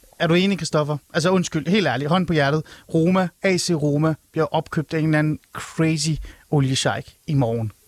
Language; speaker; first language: Danish; early bilingual, other home language; Persian